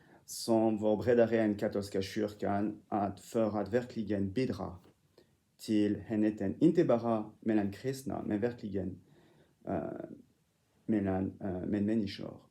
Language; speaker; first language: Swedish; non-native, fluent; French